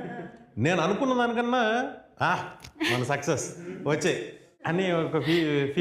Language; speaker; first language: Telugu; native; Telugu